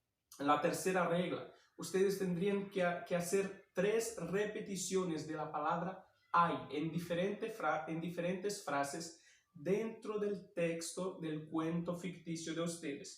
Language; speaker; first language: Spanish; non-native, fluent; Portuguese